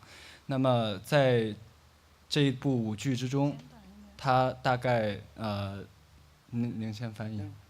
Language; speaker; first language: Chinese; native; Chinese